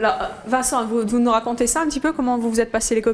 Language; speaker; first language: French; native; French